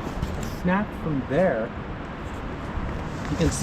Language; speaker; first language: English; native; English